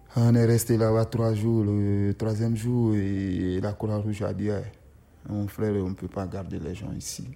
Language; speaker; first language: French; non-native, local second language; Susu